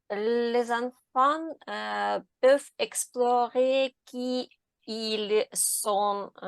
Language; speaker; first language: French; non-native, learner; Ukrainian